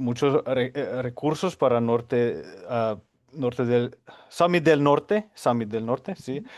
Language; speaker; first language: Spanish; non-native, fluent; Finnish